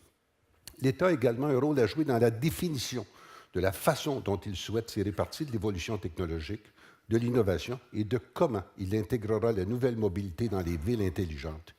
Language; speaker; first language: French; native; French